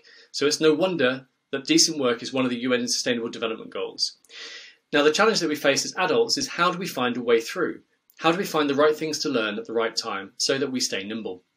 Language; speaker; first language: English; native; English